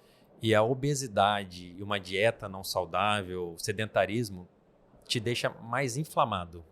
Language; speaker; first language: Portuguese; native; Portuguese